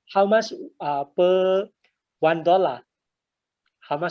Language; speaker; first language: English; non-native, learner; Thai